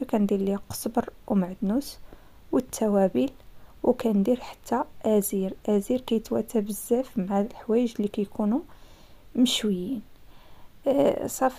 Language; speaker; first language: Arabic; native; Arabic